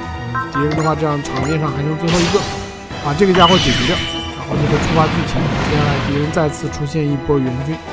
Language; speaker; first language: Chinese; native; Chinese